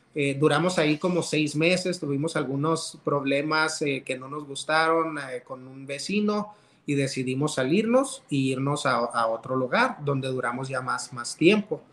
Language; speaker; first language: Spanish; early bilingual, heritage; Spanish